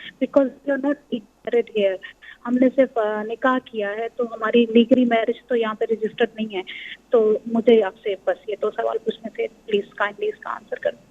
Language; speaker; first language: Urdu; non-native, local second language; Punjabi